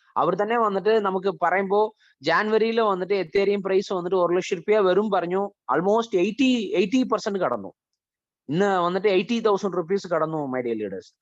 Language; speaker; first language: Malayalam; early bilingual, heritage; Malayalam